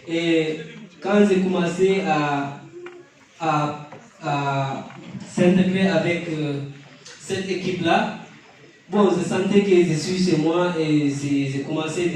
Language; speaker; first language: French; non-native, fluent; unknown